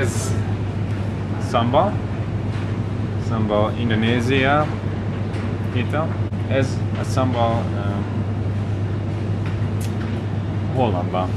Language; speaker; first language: Hungarian; non-native, learner; Dutch